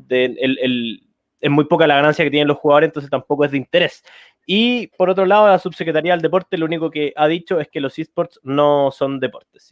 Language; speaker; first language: Spanish; native; Spanish